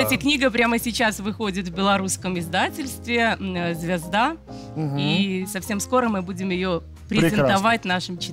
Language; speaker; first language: Russian; native; Russian